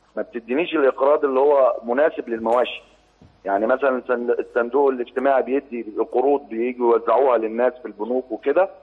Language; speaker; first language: Arabic; native; Arabic